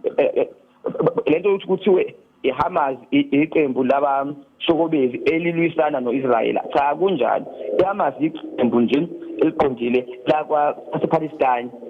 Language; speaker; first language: Zulu; native; Zulu